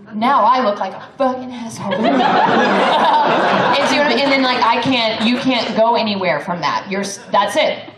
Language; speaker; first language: English; native; English